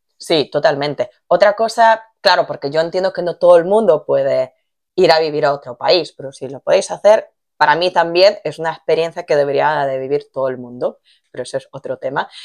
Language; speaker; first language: Spanish; non-native, fluent; Polish